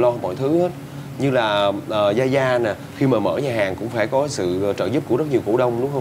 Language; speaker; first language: Vietnamese; native; Vietnamese